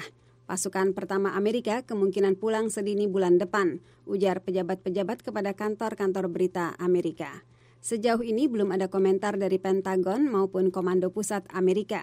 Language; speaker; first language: Indonesian; native; Indonesian